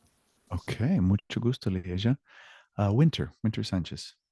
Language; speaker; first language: Spanish; non-native, fluent; English